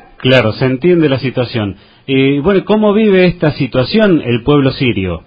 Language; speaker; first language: Spanish; native; Spanish